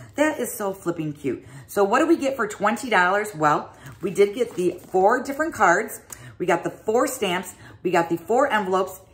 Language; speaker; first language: English; native; English